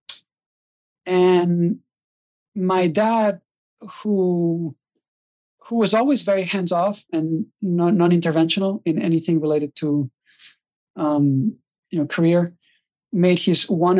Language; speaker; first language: English; non-native, fluent; Catalan